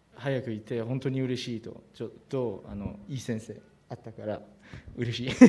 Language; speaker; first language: Japanese; non-native, learner; French